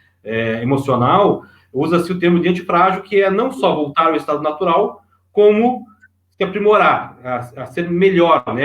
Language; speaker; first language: Portuguese; native; Portuguese